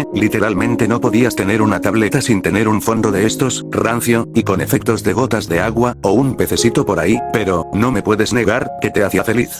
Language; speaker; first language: Spanish; native; Spanish